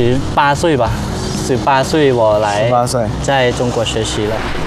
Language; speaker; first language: Chinese; non-native, learner; Thai